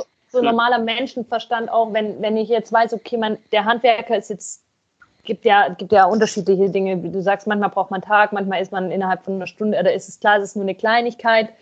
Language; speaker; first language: German; native; German